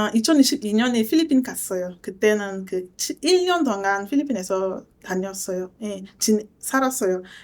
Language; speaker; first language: Korean; non-native, learner; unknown